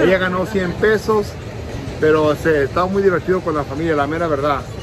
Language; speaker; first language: Spanish; early bilingual, heritage; Spanish